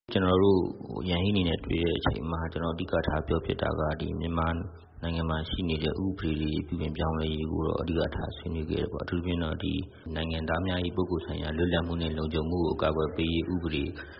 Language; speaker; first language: Burmese; native; Burmese